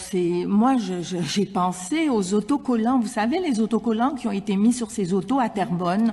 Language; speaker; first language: French; non-native, local second language; Arabic